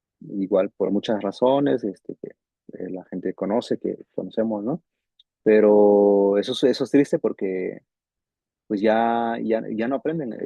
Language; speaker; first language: Spanish; non-native, local second language; Zapotec